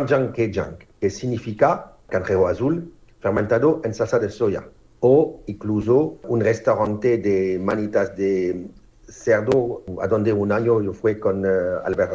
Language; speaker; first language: Spanish; non-native, fluent; Italian